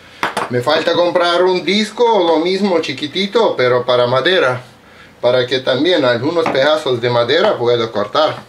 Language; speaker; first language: Spanish; non-native, learner; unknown